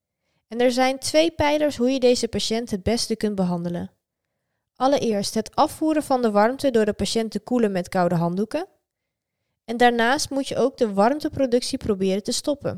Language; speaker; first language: Dutch; native; Dutch